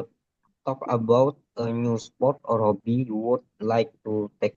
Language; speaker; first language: English; non-native, learner; Indonesian